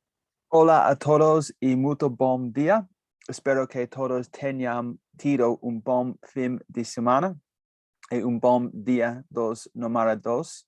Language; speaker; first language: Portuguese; non-native, learner; English